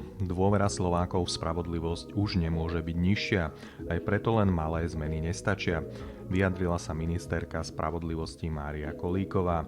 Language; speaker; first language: Slovak; native; Slovak